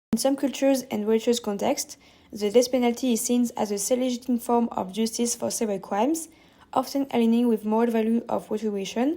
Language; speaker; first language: English; non-native, fluent; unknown